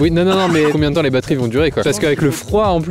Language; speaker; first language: French; native; French